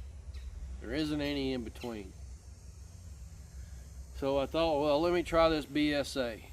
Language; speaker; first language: English; native; English